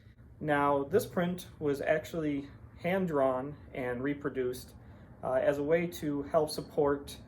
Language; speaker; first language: English; native; English